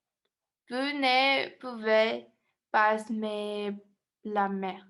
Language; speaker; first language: French; non-native, learner; Spanish